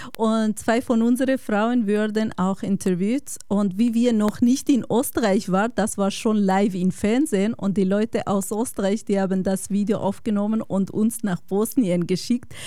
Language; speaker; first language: German; non-native, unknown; Kurdish